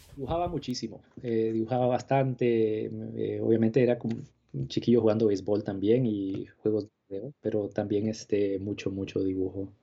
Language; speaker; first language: Spanish; native; Spanish